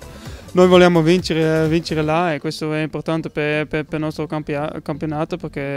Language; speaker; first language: Italian; non-native, fluent; Dutch